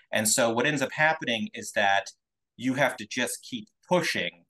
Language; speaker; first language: English; native; English